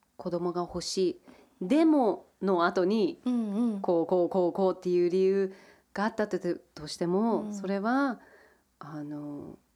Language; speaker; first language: Japanese; early bilingual, heritage; English